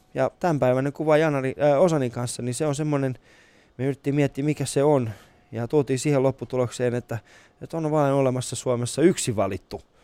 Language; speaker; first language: Finnish; early bilingual, other home language; Persian